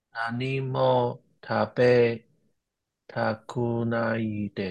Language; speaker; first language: Japanese; non-native, learner; Chinese